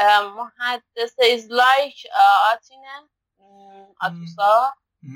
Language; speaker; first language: English; non-native, learner; Persian